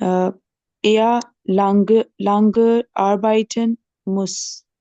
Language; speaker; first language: German; non-native, learner; Urdu